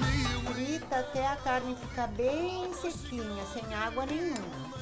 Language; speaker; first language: Portuguese; non-native, fluent; Arabic